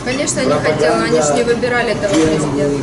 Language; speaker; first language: Russian; native; Russian